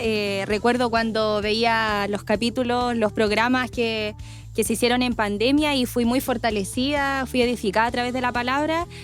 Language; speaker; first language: Spanish; native; Spanish